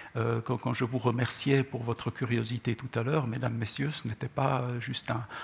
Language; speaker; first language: French; non-native, local second language; Czech